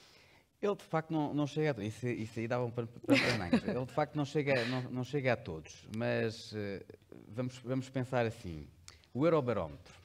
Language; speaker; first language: Portuguese; native; Portuguese